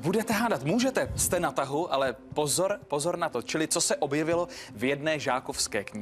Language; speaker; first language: Czech; native; Czech